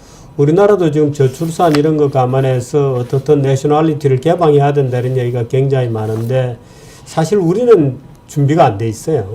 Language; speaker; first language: Korean; native; Korean